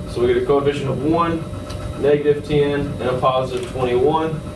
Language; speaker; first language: English; native; English